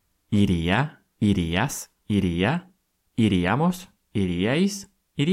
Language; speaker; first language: Spanish; non-native, fluent; Russian